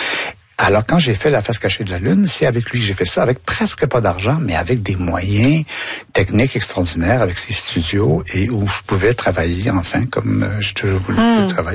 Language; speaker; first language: French; native; French